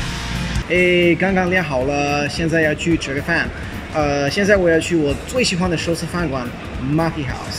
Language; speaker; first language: Chinese; non-native, fluent; English